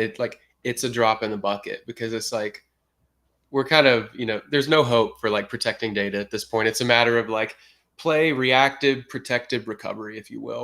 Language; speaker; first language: English; native; English